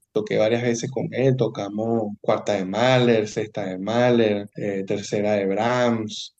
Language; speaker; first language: Spanish; native; Spanish